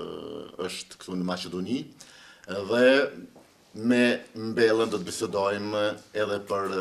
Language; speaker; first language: Albanian; native; Albanian